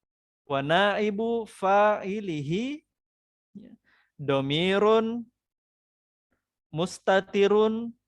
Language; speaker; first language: Arabic; non-native, fluent; Indonesian